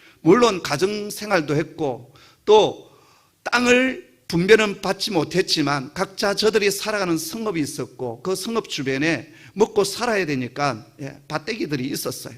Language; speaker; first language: Korean; native; Korean